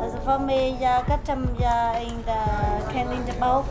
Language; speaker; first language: English; non-native, learner; Vietnamese